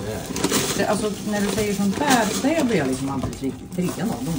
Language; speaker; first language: Swedish; native; Swedish